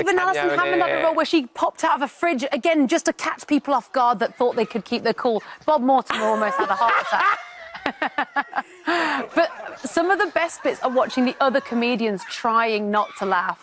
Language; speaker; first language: English; native; English